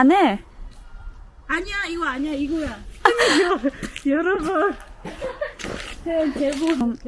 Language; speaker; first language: Korean; non-native, fluent; Arabic